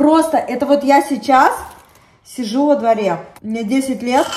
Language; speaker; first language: Russian; native; Russian